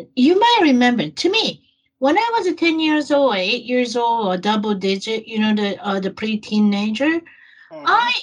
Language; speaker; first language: English; non-native, learner; Japanese